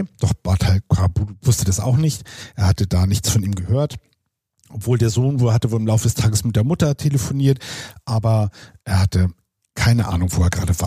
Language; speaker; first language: German; native; German